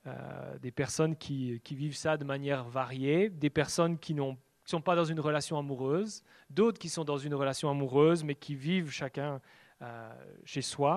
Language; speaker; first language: French; native; French